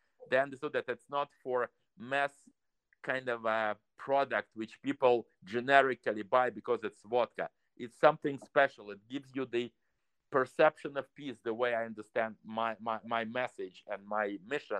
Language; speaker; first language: English; non-native, fluent; Russian